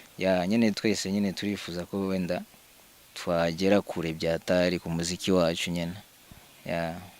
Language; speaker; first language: Kinyarwanda; early bilingual, heritage; Kinyarwanda